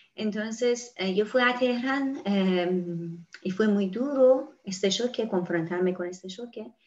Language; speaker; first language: Spanish; non-native, fluent; Persian